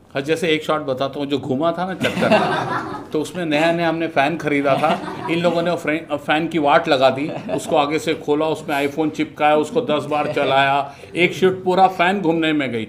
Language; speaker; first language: Hindi; native; Hindi